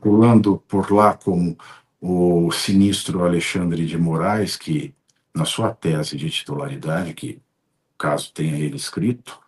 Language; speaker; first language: Portuguese; native; Portuguese